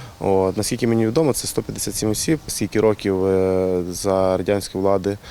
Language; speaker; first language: Ukrainian; native; Ukrainian